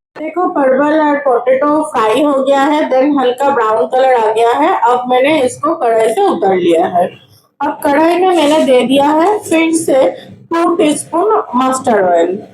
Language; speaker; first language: Hindi; non-native, local second language; Bangla